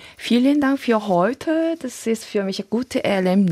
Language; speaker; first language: German; non-native, fluent; Korean